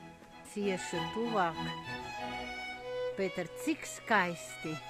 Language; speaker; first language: Latvian; non-native, local second language; Russian